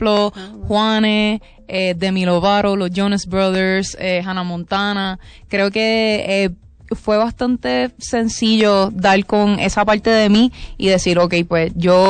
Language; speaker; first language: Spanish; native; Spanish